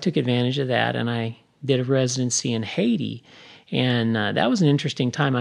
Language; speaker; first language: English; native; English